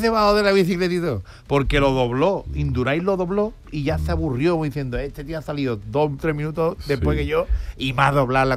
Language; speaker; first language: Spanish; native; Spanish